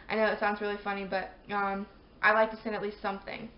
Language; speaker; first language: English; native; English